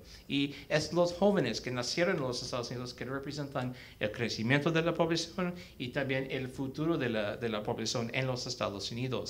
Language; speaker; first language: Spanish; early bilingual, heritage; Spanish